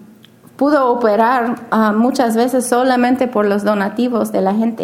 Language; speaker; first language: Spanish; non-native, fluent; English